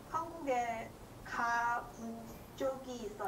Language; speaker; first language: Korean; non-native, learner; English